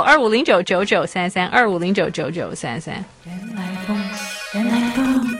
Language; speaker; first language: Chinese; native; Chinese